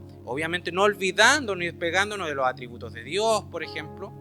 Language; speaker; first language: Spanish; native; Spanish